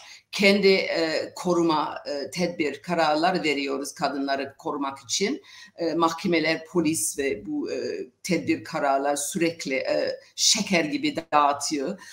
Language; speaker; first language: Turkish; non-native, fluent; English